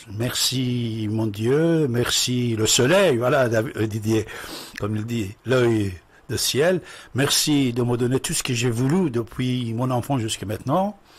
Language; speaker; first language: French; non-native, fluent; Persian